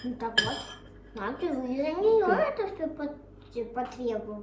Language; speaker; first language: Russian; non-native, local second language; Kazakh